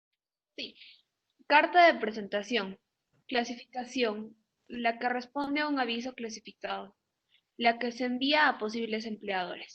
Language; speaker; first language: Spanish; native; Spanish